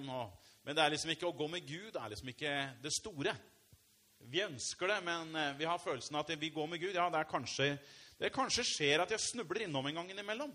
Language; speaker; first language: Norwegian; native; Norwegian